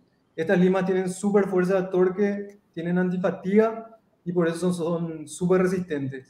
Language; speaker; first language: Spanish; native; Spanish